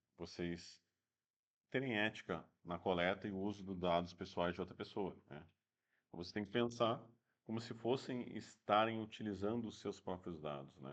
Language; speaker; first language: Portuguese; native; Portuguese